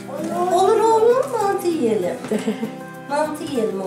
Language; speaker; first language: Turkish; native; Turkish